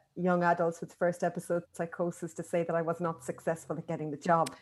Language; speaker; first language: English; native; English